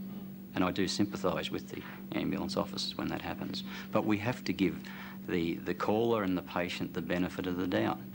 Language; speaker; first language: English; native; English